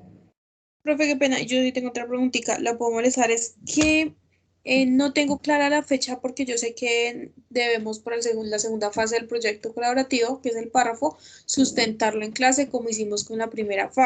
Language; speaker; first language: Spanish; native; Spanish